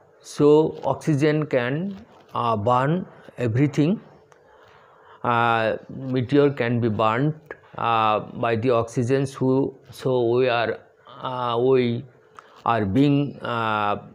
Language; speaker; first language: English; non-native, local second language; Bangla